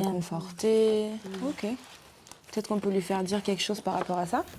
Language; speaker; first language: French; native; French